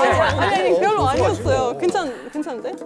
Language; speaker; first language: Korean; non-native, fluent; Estonian